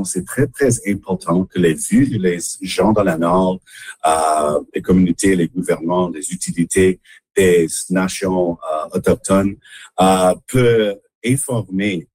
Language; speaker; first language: French; non-native, local second language; English